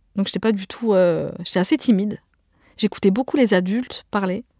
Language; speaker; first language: French; early bilingual, other home language; Arabic